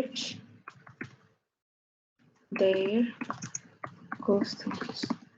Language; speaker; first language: English; non-native, learner; Spanish